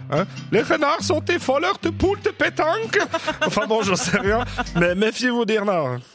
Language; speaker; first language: French; native; French